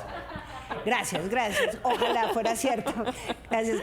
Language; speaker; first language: Spanish; native; Spanish